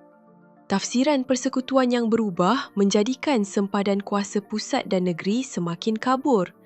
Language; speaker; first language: Malay; native; Malay